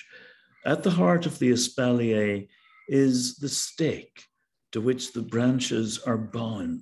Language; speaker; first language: English; native; English